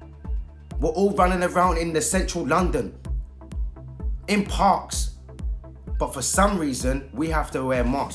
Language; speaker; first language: English; native; English